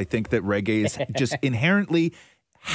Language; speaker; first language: English; native; English